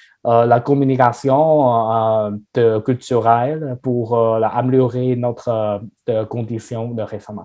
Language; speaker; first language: French; non-native, learner; Chinese